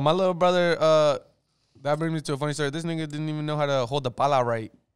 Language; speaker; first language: English; early bilingual, other home language; Spanish